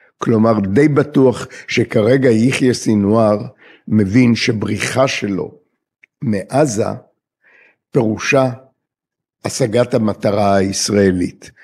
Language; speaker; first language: Hebrew; native; Hebrew